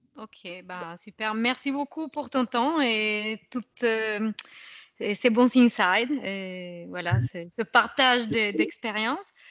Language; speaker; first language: French; non-native, fluent; Spanish